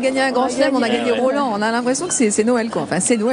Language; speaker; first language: French; native; French